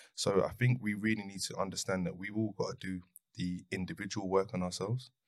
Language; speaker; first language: English; native; English